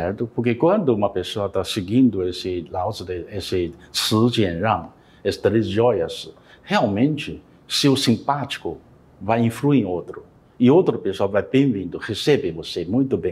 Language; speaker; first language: Portuguese; non-native, learner; Chinese